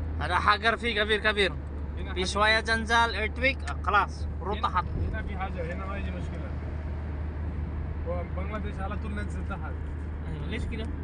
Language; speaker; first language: Arabic; non-native, learner; Filipino